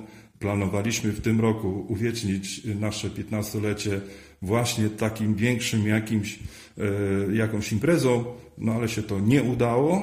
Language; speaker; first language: Polish; native; Polish